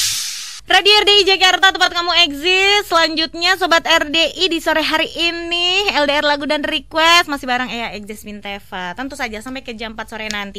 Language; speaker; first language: Indonesian; native; Indonesian